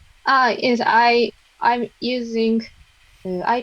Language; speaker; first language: English; non-native, learner; Japanese